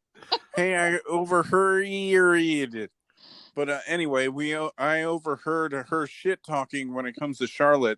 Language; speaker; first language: English; native; English